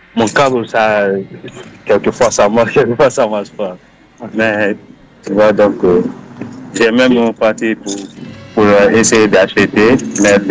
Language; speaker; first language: French; non-native, learner; Dutch